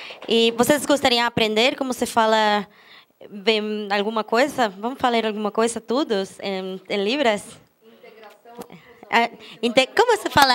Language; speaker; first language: Portuguese; non-native, fluent; German